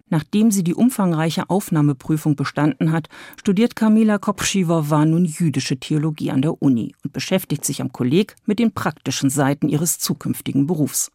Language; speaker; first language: German; native; German